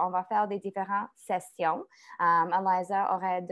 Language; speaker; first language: French; non-native, fluent; English